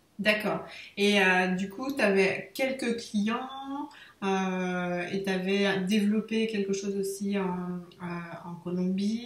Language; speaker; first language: French; native; French